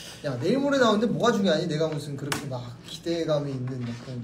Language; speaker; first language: Korean; native; Korean